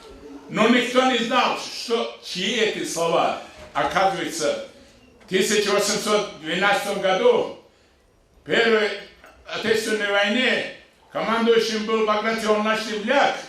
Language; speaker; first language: Russian; non-native, local second language; Avaric